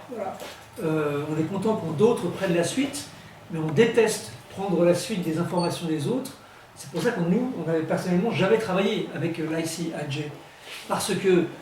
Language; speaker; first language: French; native; French